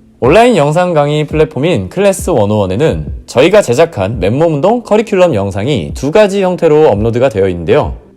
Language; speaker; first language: Korean; native; Korean